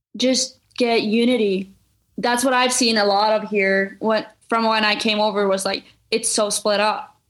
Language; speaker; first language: English; non-native, fluent; Norwegian